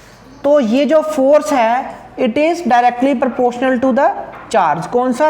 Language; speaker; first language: Hindi; non-native, local second language; Punjabi